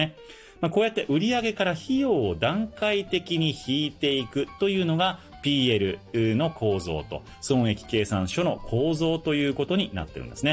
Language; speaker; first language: Japanese; native; Japanese